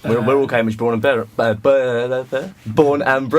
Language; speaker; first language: English; native; English